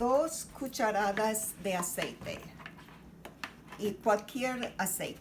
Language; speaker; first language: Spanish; non-native, learner; English